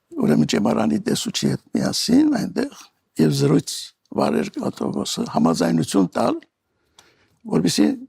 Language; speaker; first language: Armenian; native; Armenian